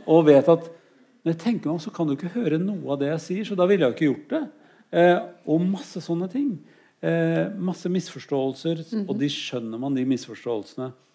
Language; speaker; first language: Norwegian; native; Norwegian